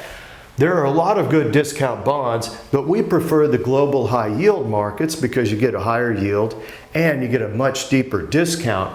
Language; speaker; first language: English; native; English